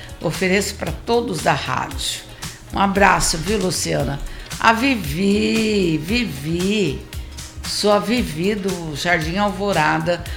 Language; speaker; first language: Portuguese; native; Portuguese